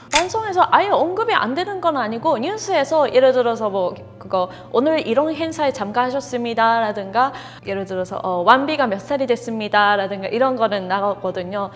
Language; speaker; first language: Korean; non-native, fluent; Japanese